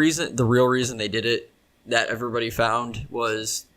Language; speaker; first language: English; native; English